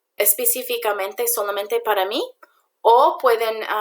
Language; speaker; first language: Spanish; non-native, learner; English